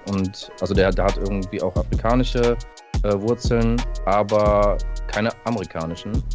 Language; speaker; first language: German; early bilingual, other home language; English